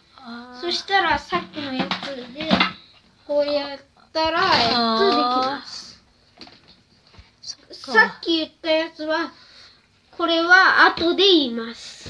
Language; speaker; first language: Japanese; early bilingual, other home language; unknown